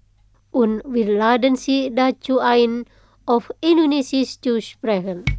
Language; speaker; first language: German; non-native, fluent; Indonesian